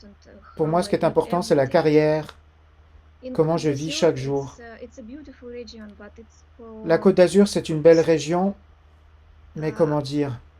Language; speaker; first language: French; non-native, fluent; Ukrainian